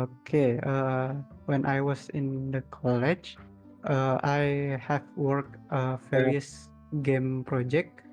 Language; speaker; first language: English; non-native, learner; Indonesian